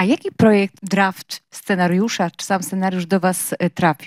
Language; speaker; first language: Polish; native; Polish